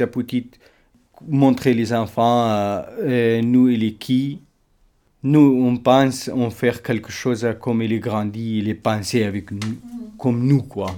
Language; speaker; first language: French; non-native, learner; Kurdish